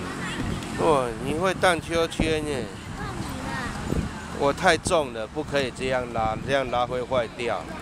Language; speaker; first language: Chinese; native; Chinese